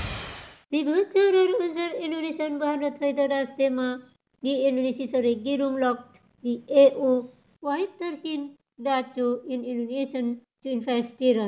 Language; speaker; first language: German; non-native, fluent; Indonesian